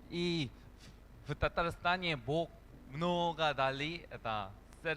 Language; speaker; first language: Russian; non-native, learner; Korean